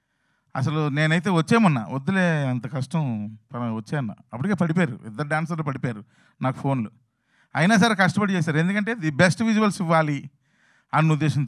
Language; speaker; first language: Telugu; native; Telugu